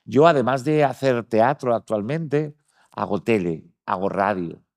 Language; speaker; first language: Spanish; native; Spanish